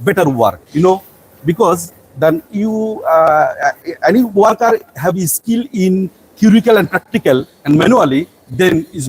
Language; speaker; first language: English; non-native, local second language; Bangla